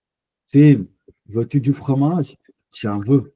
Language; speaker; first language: French; non-native, fluent; Punjabi